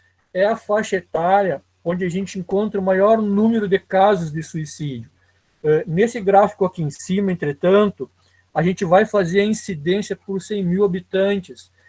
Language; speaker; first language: Portuguese; native; Portuguese